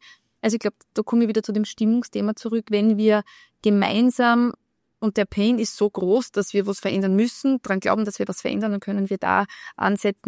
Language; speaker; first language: German; native; German